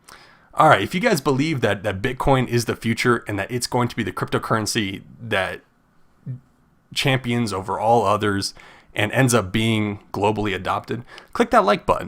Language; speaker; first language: English; native; English